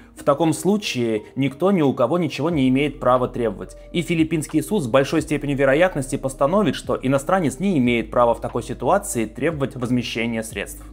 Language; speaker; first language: Russian; native; Russian